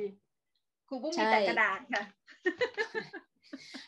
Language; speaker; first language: Thai; native; Thai